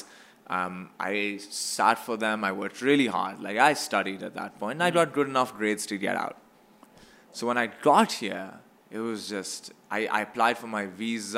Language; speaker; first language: English; non-native, local second language; Urdu